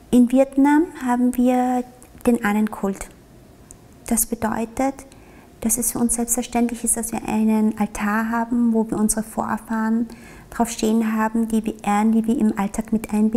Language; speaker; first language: German; early bilingual, other home language; Vietnamese